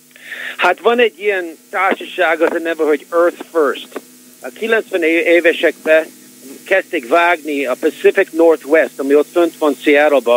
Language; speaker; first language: Hungarian; early bilingual, heritage; Hungarian